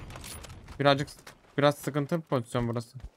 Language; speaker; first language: Turkish; native; Turkish